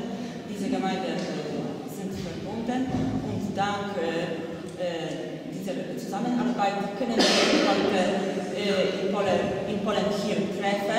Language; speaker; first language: German; non-native, learner; Polish